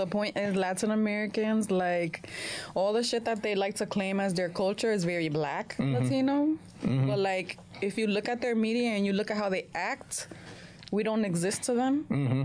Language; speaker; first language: English; non-native, fluent; Spanish